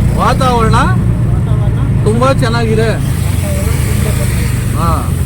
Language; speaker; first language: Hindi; non-native, local second language; Kannada